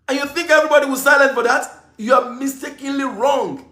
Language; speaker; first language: English; non-native, local second language; Yoruba